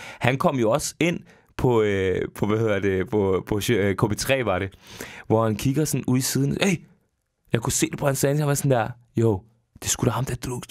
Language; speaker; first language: Danish; early bilingual, other home language; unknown